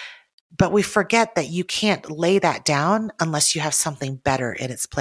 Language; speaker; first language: English; native; English